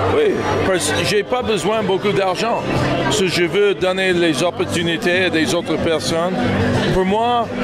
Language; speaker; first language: French; non-native, learner; English